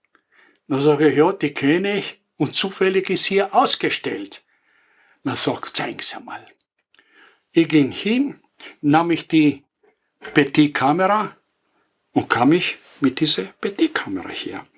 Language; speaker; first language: German; non-native, fluent; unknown